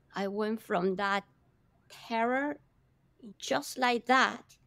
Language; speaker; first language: English; non-native, fluent; Spanish